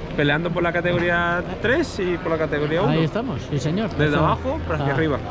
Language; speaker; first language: Spanish; native; Spanish